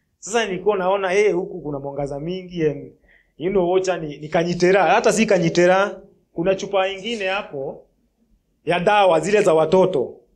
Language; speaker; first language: Swahili; non-native, local second language; Kikuyu